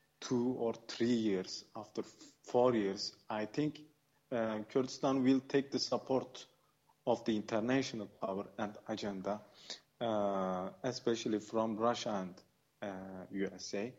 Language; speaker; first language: English; non-native, fluent; Kurdish